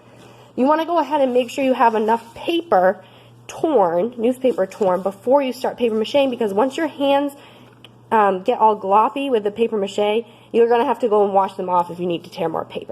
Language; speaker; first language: English; native; English